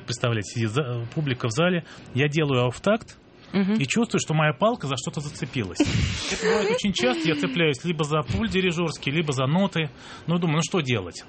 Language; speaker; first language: Russian; native; Russian